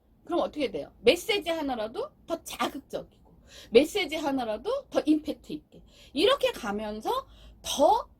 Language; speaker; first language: Korean; native; Korean